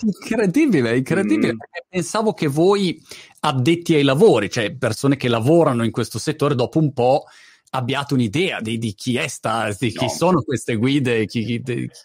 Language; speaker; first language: Italian; native; Italian